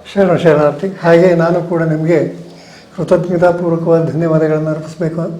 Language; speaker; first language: Kannada; native; Kannada